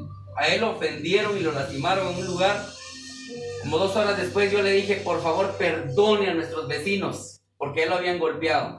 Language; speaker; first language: Spanish; native; Spanish